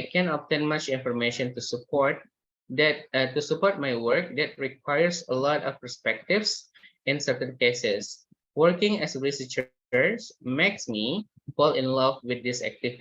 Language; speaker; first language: English; non-native, fluent; Indonesian